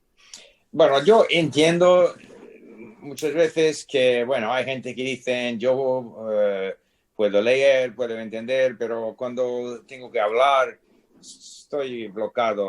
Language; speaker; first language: Spanish; non-native, fluent; English